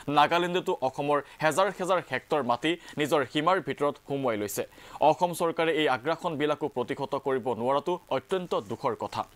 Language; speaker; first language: Assamese; native; Assamese